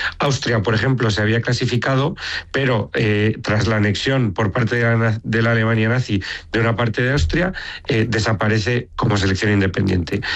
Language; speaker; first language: Spanish; native; Spanish